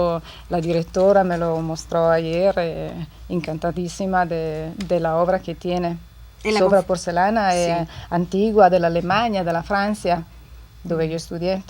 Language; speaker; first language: Spanish; non-native, fluent; Italian